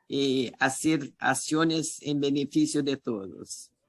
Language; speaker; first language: Spanish; non-native, learner; Portuguese